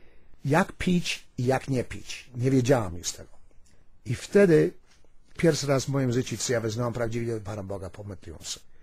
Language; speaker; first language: Polish; early bilingual, heritage; Polish